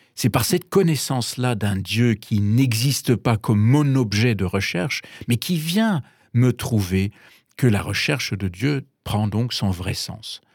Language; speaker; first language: French; non-native, fluent; German